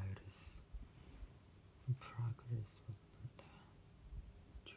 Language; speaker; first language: English; non-native, fluent; Japanese